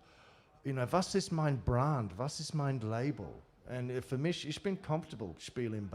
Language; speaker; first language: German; non-native, learner; English